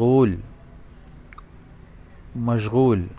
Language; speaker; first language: Arabic; non-native, fluent; Urdu